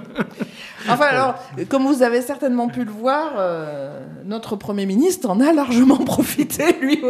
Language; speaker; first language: French; native; French